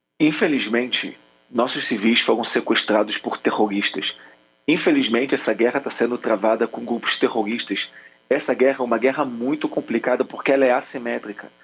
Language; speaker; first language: Portuguese; native; Portuguese